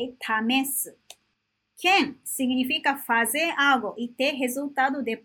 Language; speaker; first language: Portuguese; non-native, fluent; Japanese